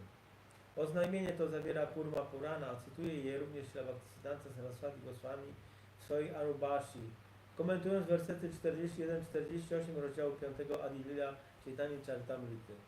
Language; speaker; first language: Polish; native; Polish